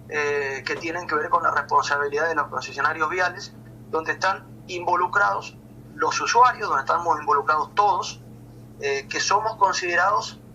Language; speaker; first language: Spanish; native; Spanish